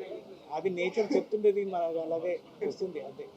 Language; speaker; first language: Telugu; non-native, fluent; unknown